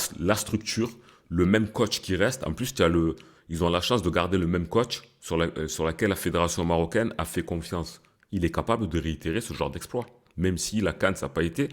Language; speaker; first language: French; early bilingual, other home language; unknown